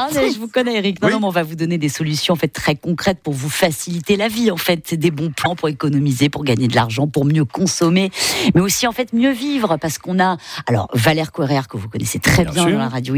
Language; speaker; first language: French; native; French